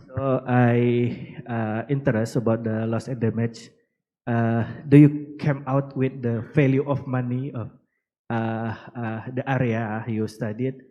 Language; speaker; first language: English; non-native, learner; Indonesian